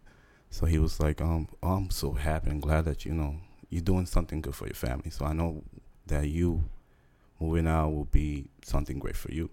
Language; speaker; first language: English; native; English